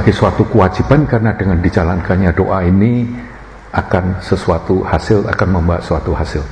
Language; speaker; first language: Indonesian; native; Indonesian